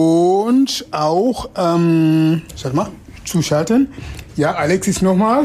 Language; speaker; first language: German; non-native, fluent; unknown